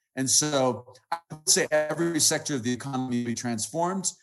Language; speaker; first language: English; native; English